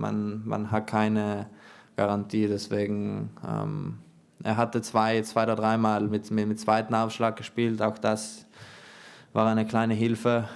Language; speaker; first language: German; non-native, fluent; Italian